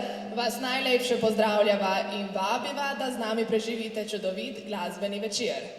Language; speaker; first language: Slovenian; native; Slovenian